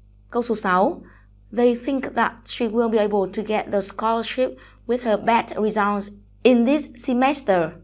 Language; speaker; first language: English; non-native, fluent; Vietnamese